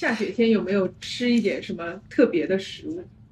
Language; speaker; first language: Chinese; native; Chinese